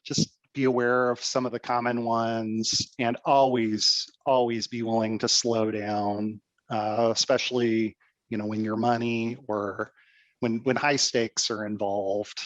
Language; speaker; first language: English; native; English